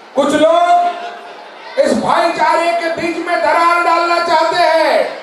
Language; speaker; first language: Hindi; non-native, local second language; Marathi